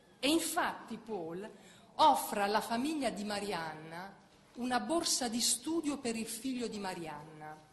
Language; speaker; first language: Italian; native; Italian